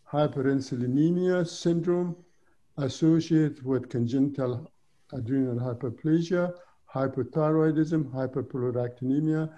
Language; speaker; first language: English; non-native, fluent; Persian